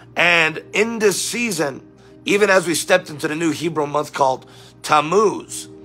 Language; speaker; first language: English; native; English